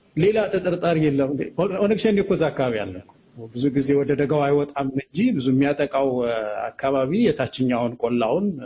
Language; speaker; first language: Amharic; native; Amharic